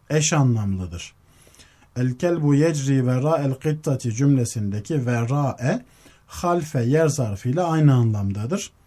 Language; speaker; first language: Turkish; native; Turkish